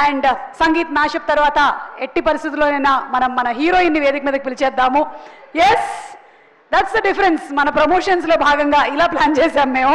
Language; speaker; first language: Telugu; native; Telugu